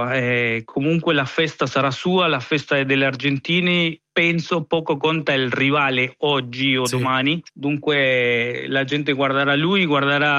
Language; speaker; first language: Italian; non-native, fluent; Spanish